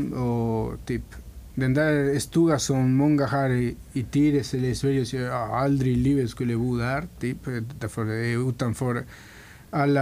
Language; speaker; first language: Swedish; non-native, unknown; Spanish